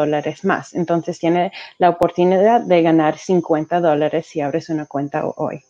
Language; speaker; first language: Spanish; early bilingual, heritage; Spanish